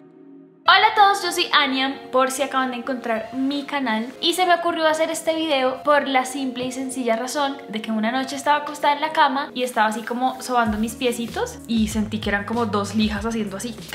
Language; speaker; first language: Spanish; native; Spanish